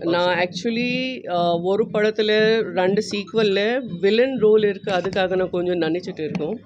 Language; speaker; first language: Tamil; non-native, fluent; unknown